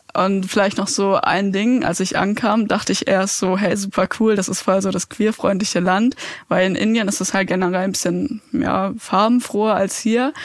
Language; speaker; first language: German; native; German